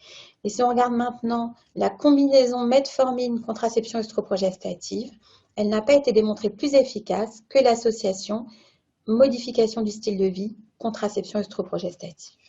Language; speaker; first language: French; native; French